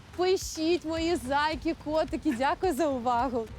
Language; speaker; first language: Ukrainian; native; Ukrainian